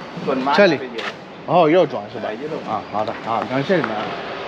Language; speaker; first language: Chinese; non-native, learner; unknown